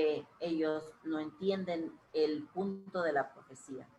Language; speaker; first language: Spanish; native; Spanish